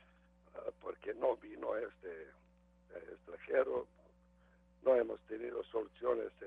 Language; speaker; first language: Spanish; non-native, learner; Serbian